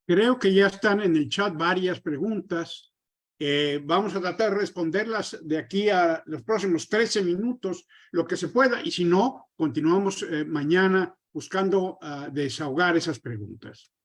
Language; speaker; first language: Spanish; native; Spanish